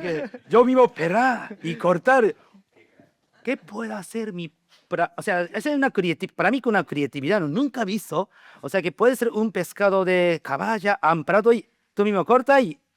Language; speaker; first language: Spanish; non-native, learner; Japanese